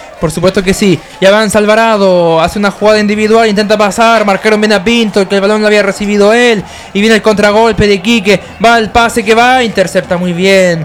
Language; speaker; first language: Spanish; native; Spanish